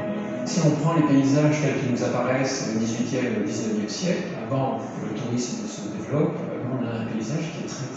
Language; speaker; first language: French; native; French